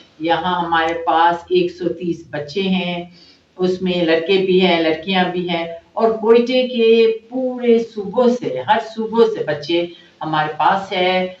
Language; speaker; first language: Urdu; non-native, local second language; Baluchi